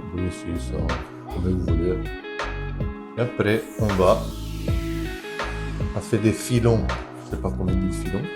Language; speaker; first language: French; non-native, fluent; Italian